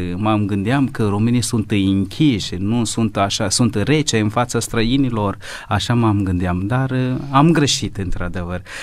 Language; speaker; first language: Romanian; non-native, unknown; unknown